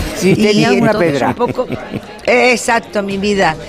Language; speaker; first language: Spanish; native; Spanish